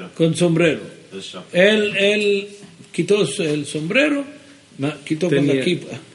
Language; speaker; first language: Spanish; early bilingual, heritage; Spanish